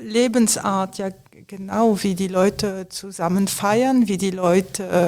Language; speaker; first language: German; non-native, fluent; French